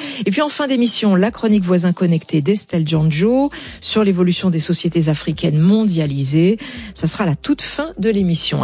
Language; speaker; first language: French; native; French